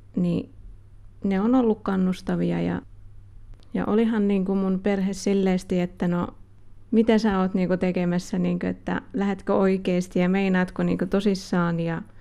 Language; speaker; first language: Finnish; native; Finnish